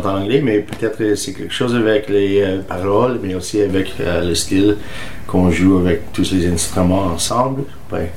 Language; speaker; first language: French; non-native, learner; English